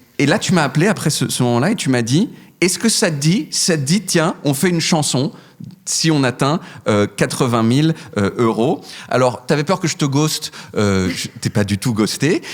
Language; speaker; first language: French; native; French